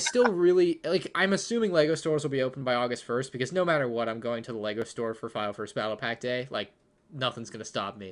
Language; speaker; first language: English; native; English